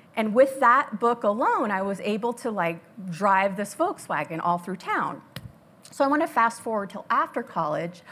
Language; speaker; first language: English; native; English